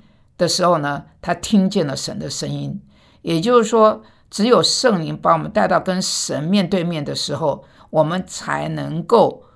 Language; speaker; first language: Chinese; non-native, fluent; Korean